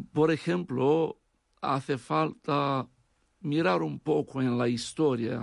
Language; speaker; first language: Spanish; non-native, fluent; Romanian